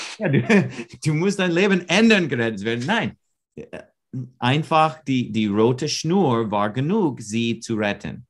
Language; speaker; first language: German; non-native, learner; English